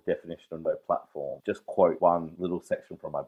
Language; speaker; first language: English; native; English